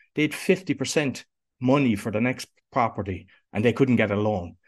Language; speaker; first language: English; native; English